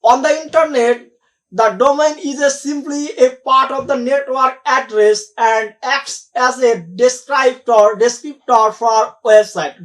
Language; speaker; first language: English; non-native, local second language; Bangla